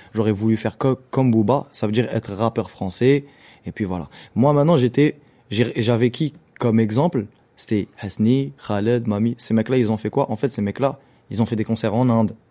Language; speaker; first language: French; non-native, local second language; Arabic